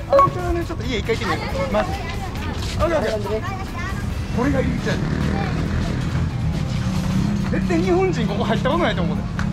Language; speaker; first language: Japanese; native; Japanese